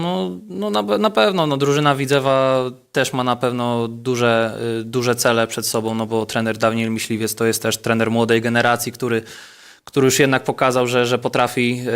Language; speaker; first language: Polish; native; Polish